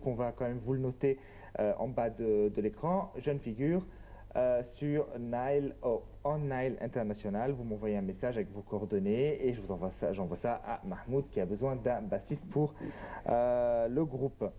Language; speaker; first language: French; native; French